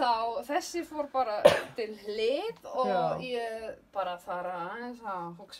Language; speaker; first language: Icelandic; non-native, learner; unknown